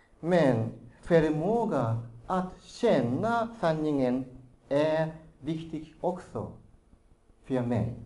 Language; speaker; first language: Swedish; non-native, fluent; Japanese